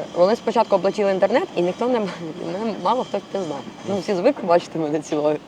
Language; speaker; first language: Ukrainian; non-native, local second language; Russian